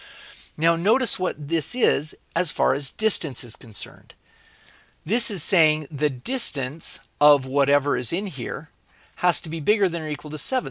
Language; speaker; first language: English; native; English